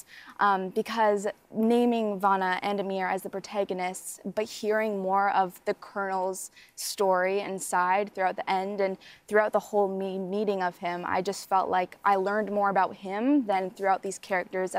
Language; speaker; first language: English; native; English